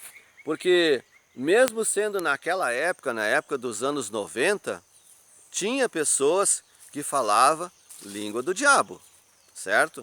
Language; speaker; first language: Portuguese; native; Portuguese